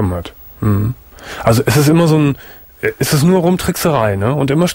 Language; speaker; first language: German; native; German